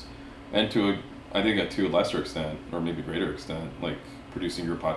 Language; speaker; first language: English; early bilingual, other home language; Spanish